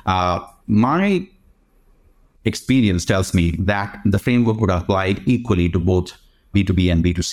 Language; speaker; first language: English; non-native, local second language; Tamil